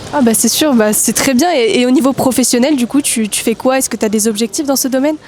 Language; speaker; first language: French; native; French